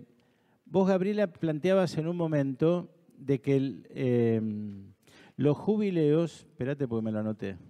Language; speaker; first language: Spanish; native; Spanish